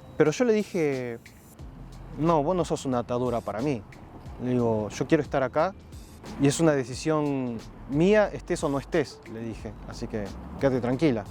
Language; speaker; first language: Spanish; native; Spanish